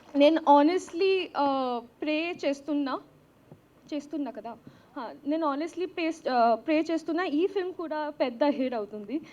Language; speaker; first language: Telugu; non-native, learner; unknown